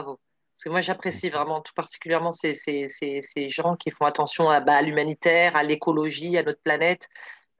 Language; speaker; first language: French; native; French